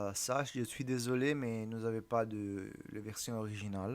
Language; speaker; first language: French; non-native, learner; Italian